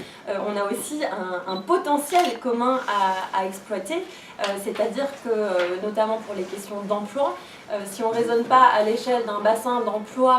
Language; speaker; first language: French; native; French